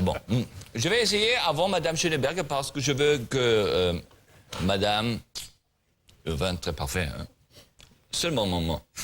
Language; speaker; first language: French; non-native, learner; German